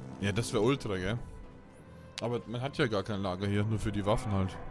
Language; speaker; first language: German; native; German